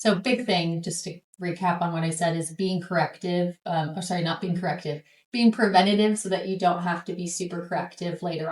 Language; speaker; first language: English; native; English